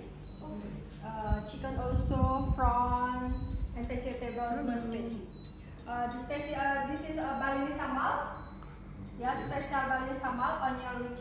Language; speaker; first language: English; non-native, learner; Indonesian